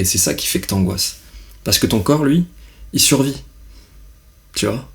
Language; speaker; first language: French; native; French